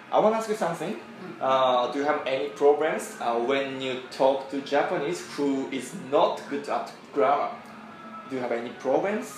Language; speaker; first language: English; non-native, learner; Japanese